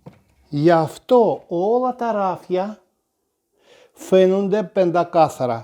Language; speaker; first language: Greek; non-native, fluent; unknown